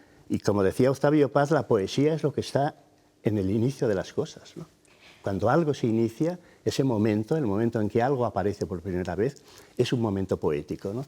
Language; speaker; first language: Spanish; native; Spanish